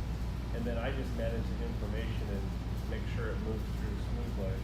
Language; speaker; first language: English; native; English